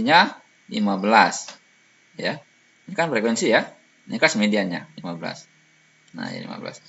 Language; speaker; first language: Indonesian; native; Indonesian